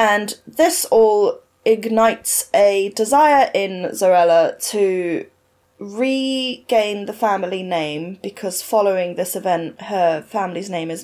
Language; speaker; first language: English; native; English